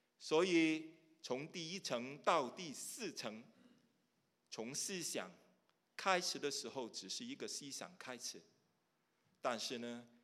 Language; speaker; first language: Chinese; non-native, local second language; Cantonese